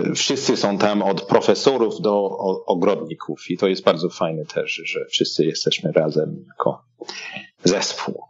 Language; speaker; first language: Polish; non-native, fluent; English